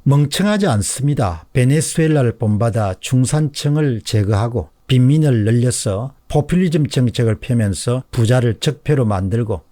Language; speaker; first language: Korean; native; Korean